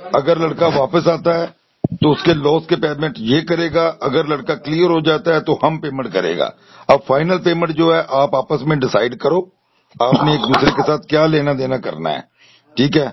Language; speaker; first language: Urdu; non-native, local second language; Punjabi